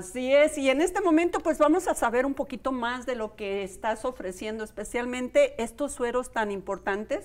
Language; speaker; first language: Spanish; native; Spanish